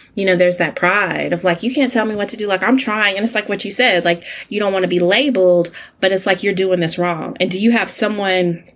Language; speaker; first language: English; native; English